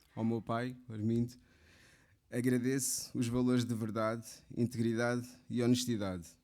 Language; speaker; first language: Portuguese; early bilingual, other home language; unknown